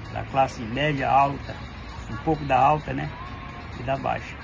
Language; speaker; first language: Portuguese; native; Portuguese